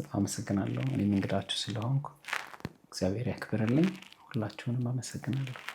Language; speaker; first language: Amharic; native; Amharic